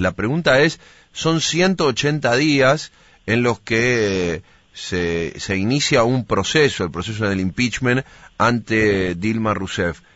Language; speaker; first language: Spanish; native; Spanish